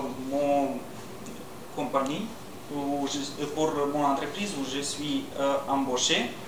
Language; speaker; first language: French; non-native, learner; Romanian